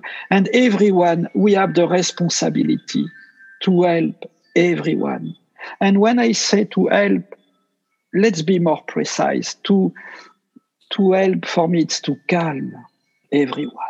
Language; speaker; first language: English; non-native, fluent; French